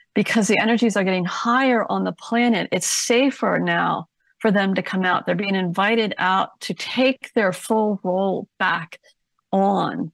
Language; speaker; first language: English; native; English